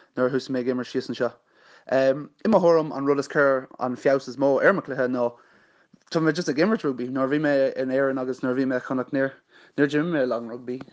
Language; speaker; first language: Irish; non-native, local second language; English